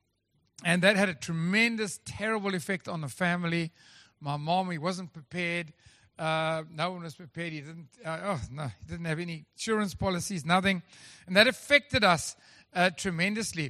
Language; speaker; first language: English; native; English